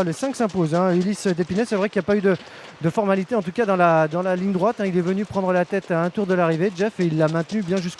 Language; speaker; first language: French; native; French